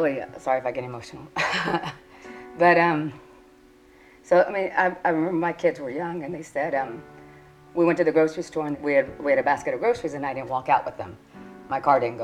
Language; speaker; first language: English; early bilingual, other home language; Spanish